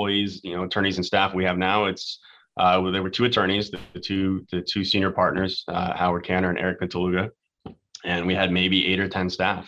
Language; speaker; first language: English; native; English